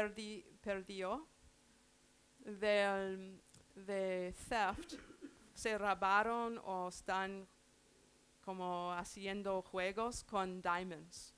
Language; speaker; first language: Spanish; non-native, learner; English